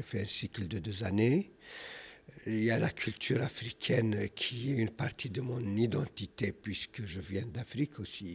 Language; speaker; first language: French; non-native, local second language; Kabyle